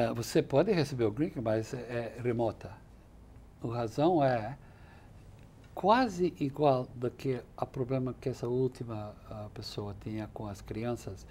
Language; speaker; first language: Portuguese; non-native, fluent; English